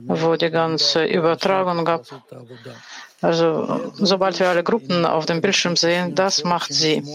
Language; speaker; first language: German; non-native, fluent; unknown